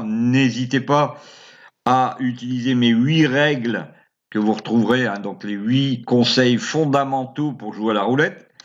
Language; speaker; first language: French; native; French